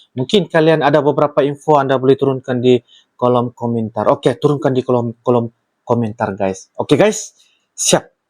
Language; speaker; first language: Malay; native; Malay